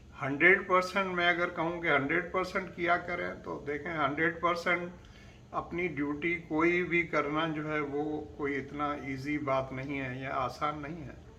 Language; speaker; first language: Urdu; non-native, local second language; Sindhi